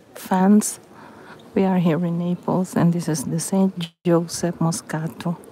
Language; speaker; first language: English; non-native, local second language; Filipino